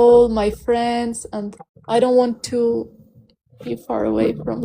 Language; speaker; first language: English; non-native, learner; Armenian